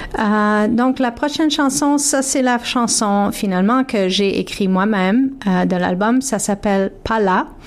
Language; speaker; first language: French; native; French